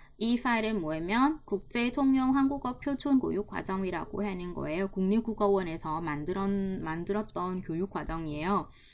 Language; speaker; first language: Korean; non-native, fluent; Vietnamese